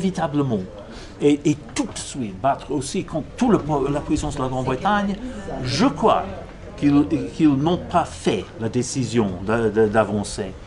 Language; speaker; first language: French; non-native, fluent; English